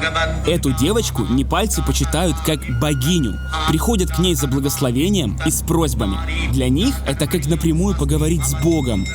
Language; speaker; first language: Russian; native; Russian